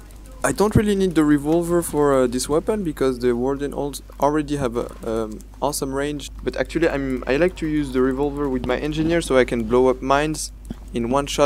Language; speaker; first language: English; non-native, fluent; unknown